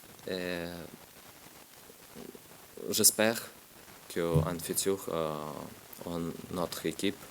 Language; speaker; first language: French; non-native, learner; Russian